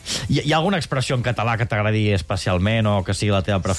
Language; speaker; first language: Catalan; native; Catalan